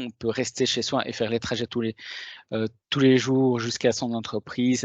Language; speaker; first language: French; native; French